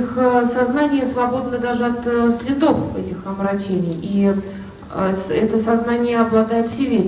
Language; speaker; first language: Russian; native; Russian